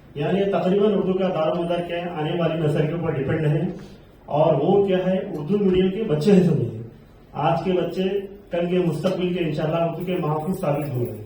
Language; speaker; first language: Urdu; native; Urdu